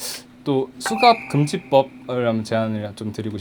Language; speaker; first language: Korean; native; Korean